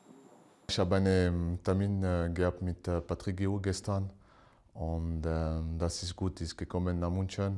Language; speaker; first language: German; non-native, learner; French